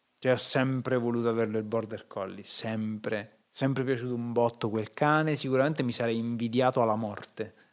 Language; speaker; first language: Italian; native; Italian